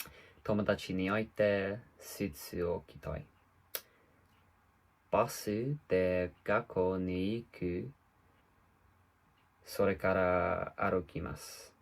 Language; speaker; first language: Japanese; non-native, learner; English